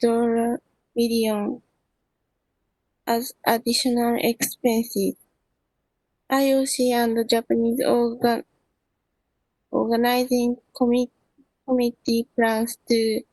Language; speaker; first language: English; non-native, learner; Japanese